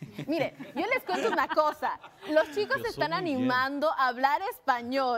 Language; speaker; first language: Spanish; native; Spanish